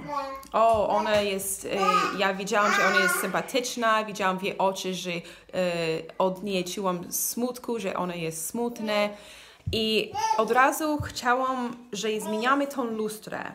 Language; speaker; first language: Polish; non-native, learner; English